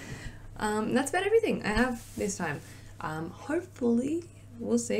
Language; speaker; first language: English; native; English